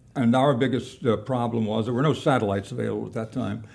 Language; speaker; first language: English; native; English